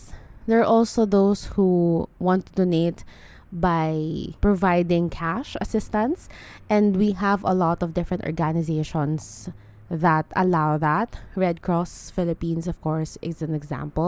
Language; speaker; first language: English; non-native, local second language; Filipino